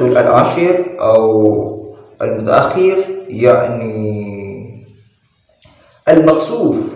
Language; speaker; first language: Arabic; non-native, learner; Indonesian